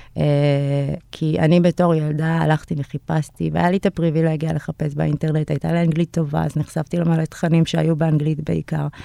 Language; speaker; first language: Hebrew; early bilingual, other home language; Amharic